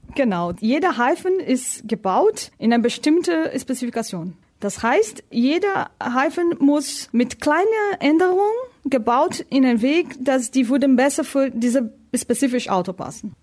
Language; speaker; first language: German; non-native, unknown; Portuguese